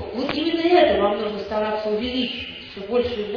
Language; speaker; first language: Russian; native; Russian